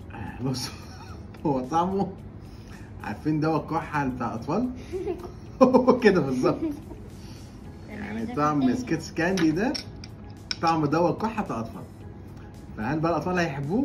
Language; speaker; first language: Arabic; native; Arabic